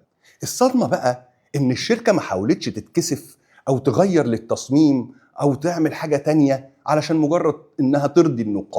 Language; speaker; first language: Arabic; native; Arabic